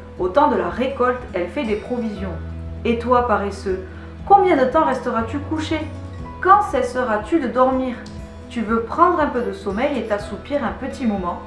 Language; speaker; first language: French; native; French